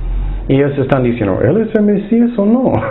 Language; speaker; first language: Spanish; non-native, fluent; English